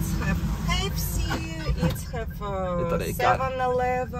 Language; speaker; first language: English; non-native, learner; Thai